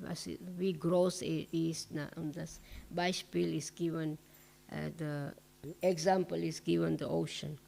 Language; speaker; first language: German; non-native, learner; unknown